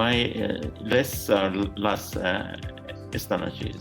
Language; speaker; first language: Spanish; non-native, learner; English